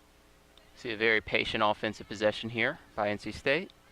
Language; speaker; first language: English; native; English